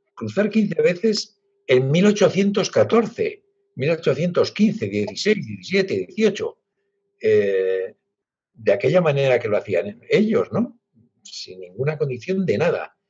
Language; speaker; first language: Spanish; native; Spanish